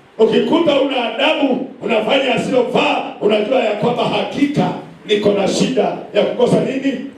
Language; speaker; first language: Swahili; non-native, local second language; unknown